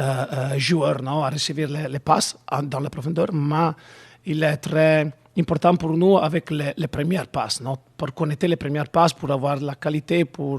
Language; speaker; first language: French; non-native, learner; Italian